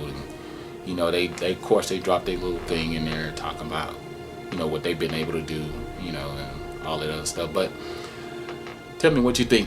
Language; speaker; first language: English; native; English